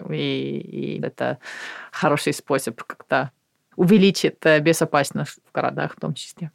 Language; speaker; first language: Russian; non-native, fluent; Finnish